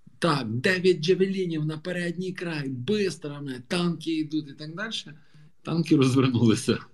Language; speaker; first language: Ukrainian; non-native, local second language; Russian